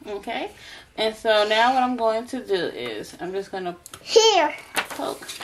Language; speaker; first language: English; native; English